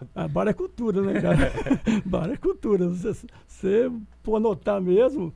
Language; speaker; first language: Portuguese; native; Portuguese